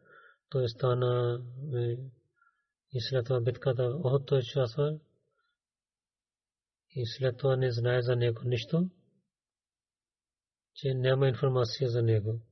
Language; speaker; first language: Bulgarian; non-native, learner; Urdu